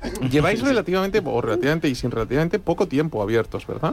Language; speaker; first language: Spanish; native; Spanish